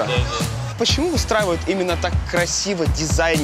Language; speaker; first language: Russian; native; Russian